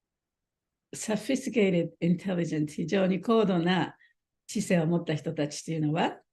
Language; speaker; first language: Japanese; native; Japanese